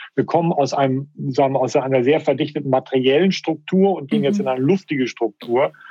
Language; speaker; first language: German; native; German